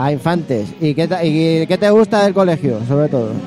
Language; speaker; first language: Spanish; native; Spanish